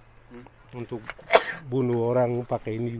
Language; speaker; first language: Indonesian; non-native, local second language; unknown